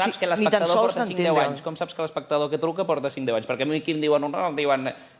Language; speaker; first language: Catalan; native; Catalan